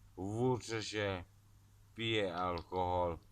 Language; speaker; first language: Polish; native; Polish